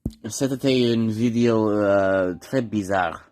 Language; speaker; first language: French; non-native, learner; English